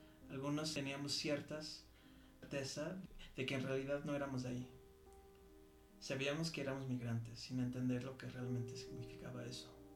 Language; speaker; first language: Spanish; early bilingual, heritage; Spanish